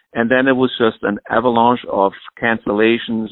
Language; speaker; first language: English; non-native, fluent; German